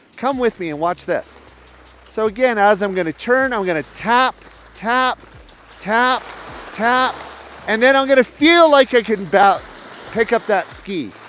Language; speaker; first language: English; native; English